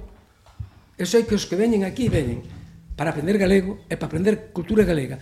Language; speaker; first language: Galician; native; Galician